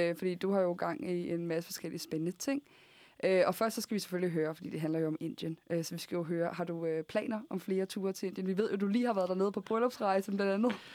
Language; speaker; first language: Danish; native; Danish